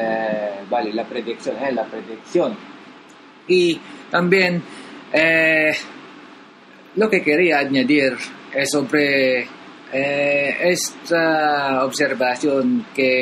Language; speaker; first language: Spanish; non-native, learner; Filipino